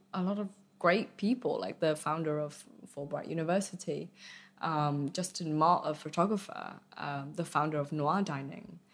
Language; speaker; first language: English; early bilingual, other home language; Vietnamese